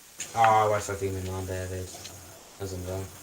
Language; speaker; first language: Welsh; non-native, local second language; English